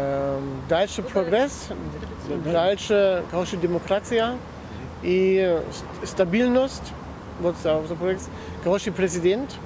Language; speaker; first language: Russian; non-native, learner; German